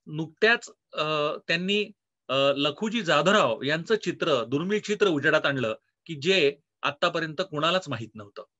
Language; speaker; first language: Marathi; native; Marathi